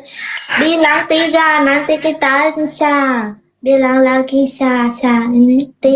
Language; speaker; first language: Indonesian; non-native, learner; Vietnamese